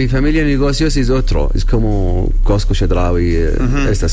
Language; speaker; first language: Spanish; non-native, learner; Arabic